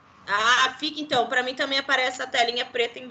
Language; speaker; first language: Portuguese; native; Portuguese